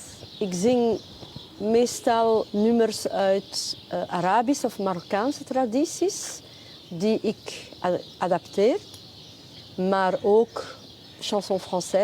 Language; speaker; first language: Dutch; non-native, local second language; French